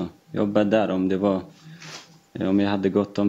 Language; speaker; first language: Swedish; non-native, fluent; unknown